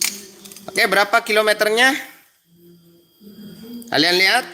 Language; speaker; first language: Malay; non-native, local second language; Javanese